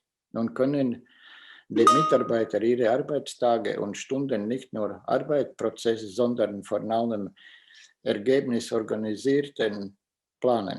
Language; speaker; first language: German; non-native, fluent; Latvian